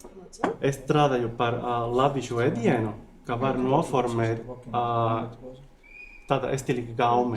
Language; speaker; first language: Latvian; non-native, learner; Spanish